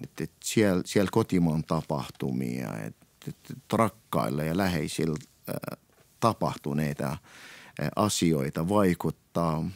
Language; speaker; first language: Finnish; non-native, fluent; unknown